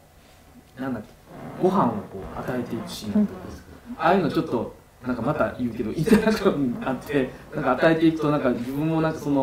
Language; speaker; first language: Japanese; native; Japanese